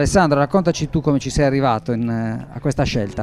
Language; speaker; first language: Italian; native; Italian